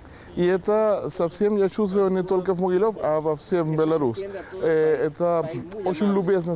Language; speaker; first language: Russian; non-native, learner; Spanish